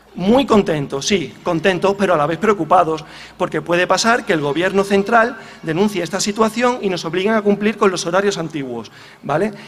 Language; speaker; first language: Spanish; native; Spanish